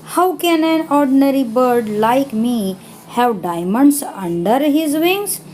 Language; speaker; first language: English; non-native, local second language; Marathi